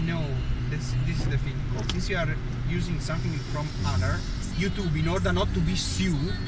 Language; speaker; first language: English; non-native, fluent; Italian